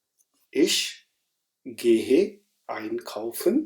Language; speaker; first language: German; non-native, fluent; Urdu